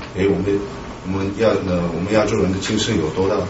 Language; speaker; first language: Chinese; non-native, local second language; Tibetan